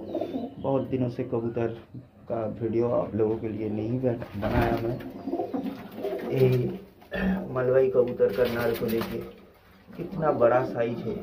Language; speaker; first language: Hindi; non-native, local second language; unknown